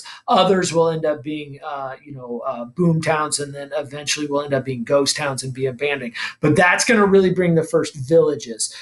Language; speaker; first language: English; native; English